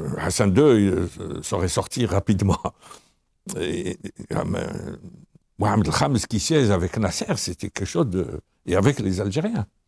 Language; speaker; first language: French; non-native, local second language; Arabic